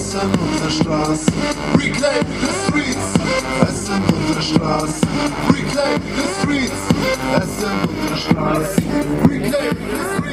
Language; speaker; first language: German; native; German